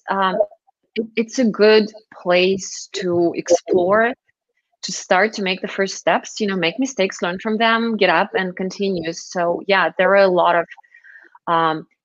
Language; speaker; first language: English; non-native, fluent; Russian